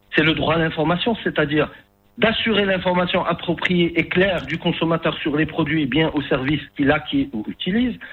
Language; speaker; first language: French; non-native, local second language; Arabic